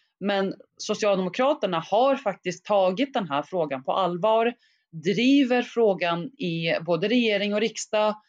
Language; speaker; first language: Swedish; early bilingual, other home language; Arabic